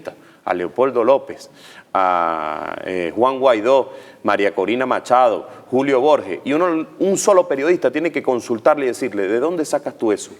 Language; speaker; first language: Spanish; native; Spanish